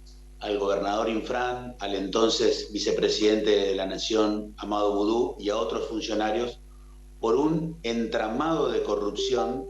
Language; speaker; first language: Spanish; native; Spanish